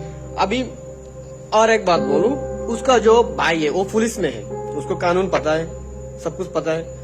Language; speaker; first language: Hindi; non-native, fluent; Bangla